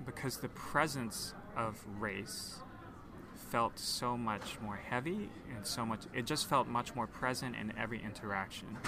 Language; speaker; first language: English; non-native, local second language; Cantonese